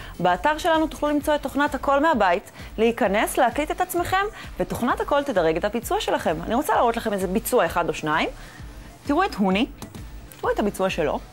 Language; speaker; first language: Hebrew; native; Hebrew